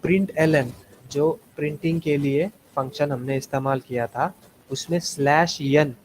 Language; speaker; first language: Hindi; non-native, local second language; Marathi